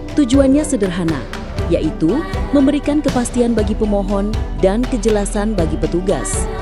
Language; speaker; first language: Indonesian; native; Indonesian